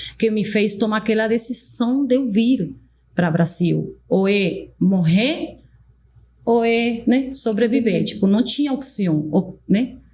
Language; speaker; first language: Portuguese; non-native, fluent; Spanish